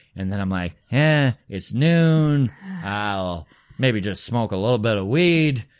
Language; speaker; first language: English; native; English